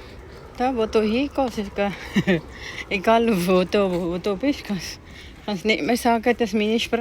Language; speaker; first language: German; non-native, fluent; Cebuano